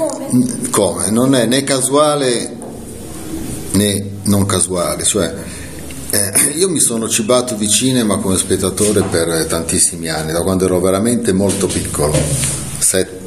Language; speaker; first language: Italian; native; Italian